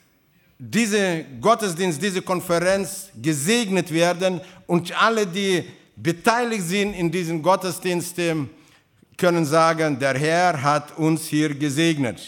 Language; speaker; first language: German; non-native, fluent; Russian